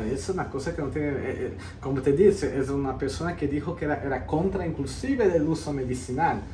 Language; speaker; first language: Spanish; early bilingual, heritage; Spanish